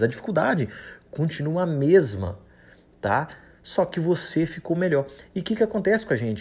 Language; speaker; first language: Portuguese; native; Portuguese